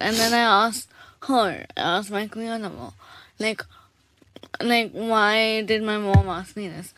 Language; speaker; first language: English; non-native, local second language; Bangla